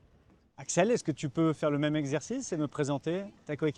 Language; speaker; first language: French; native; French